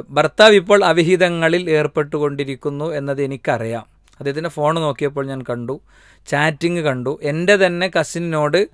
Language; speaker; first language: Malayalam; native; Malayalam